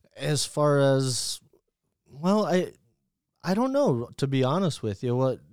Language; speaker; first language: English; native; English